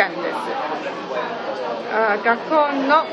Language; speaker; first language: Japanese; non-native, learner; Chinese